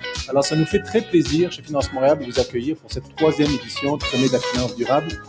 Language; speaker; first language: French; native; French